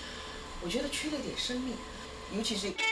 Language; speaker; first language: Chinese; native; Chinese